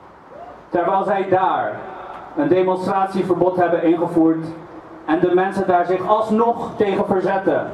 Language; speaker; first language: Dutch; early bilingual, other home language; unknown